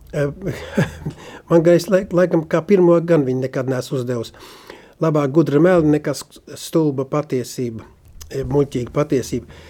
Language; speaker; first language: Latvian; native; Latvian